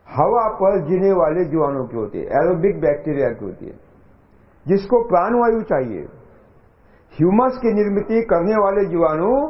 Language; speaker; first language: Hindi; non-native, local second language; Marathi